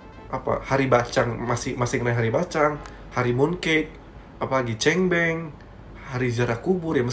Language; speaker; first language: Indonesian; native; Indonesian